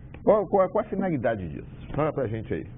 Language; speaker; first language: Portuguese; native; Portuguese